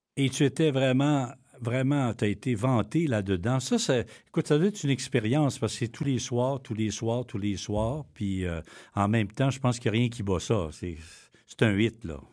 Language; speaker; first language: French; native; French